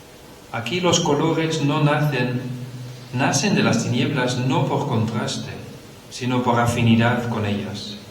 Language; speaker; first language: Spanish; non-native, fluent; Dutch